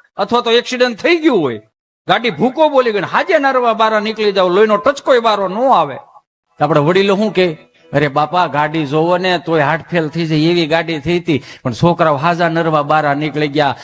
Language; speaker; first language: Gujarati; native; Gujarati